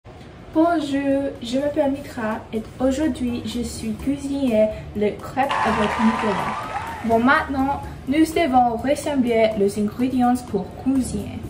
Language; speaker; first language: French; non-native, learner; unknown